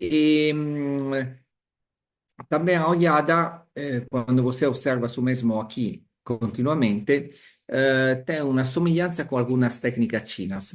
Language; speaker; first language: Portuguese; non-native, learner; Italian